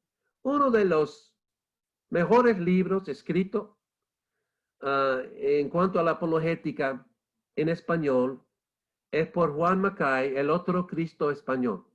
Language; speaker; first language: Spanish; non-native, fluent; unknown